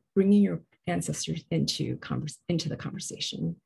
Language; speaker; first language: English; early bilingual, other home language; Korean